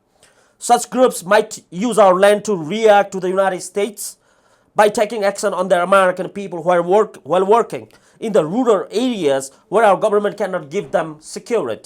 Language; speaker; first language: English; non-native, fluent; Nepali